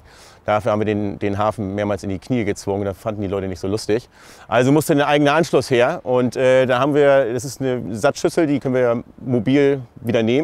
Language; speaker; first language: German; native; German